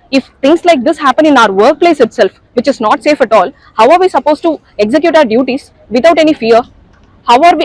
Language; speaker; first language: English; non-native, local second language; Telugu